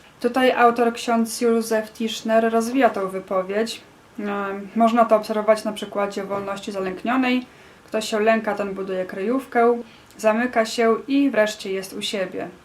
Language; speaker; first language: Polish; native; Polish